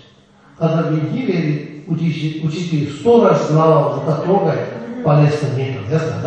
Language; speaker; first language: Russian; non-native, learner; Tibetan